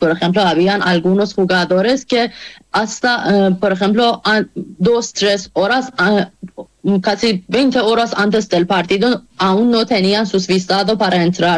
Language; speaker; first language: Spanish; non-native, fluent; Persian